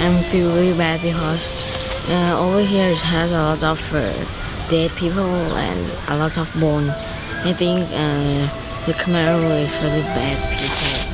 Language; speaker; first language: English; non-native, learner; Thai